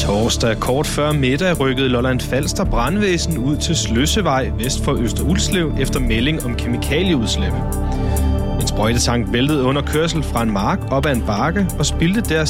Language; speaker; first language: Danish; native; Danish